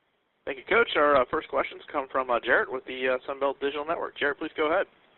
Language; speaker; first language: English; native; English